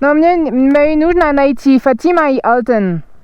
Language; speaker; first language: Russian; non-native, learner; French